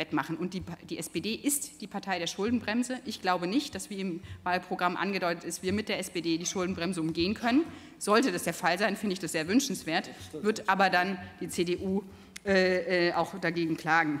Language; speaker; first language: German; native; German